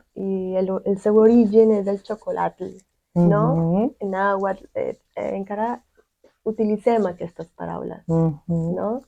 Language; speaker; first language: Catalan; non-native, fluent; Spanish